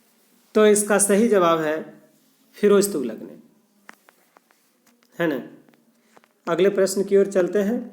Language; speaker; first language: Hindi; non-native, local second language; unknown